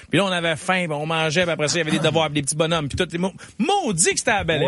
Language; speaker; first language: French; native; French